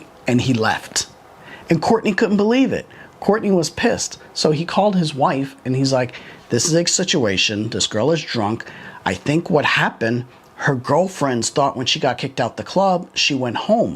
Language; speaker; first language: English; native; English